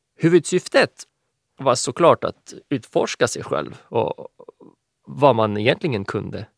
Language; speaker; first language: Swedish; non-native, fluent; French